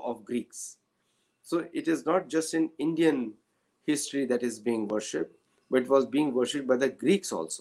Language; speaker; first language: English; non-native, local second language; Marathi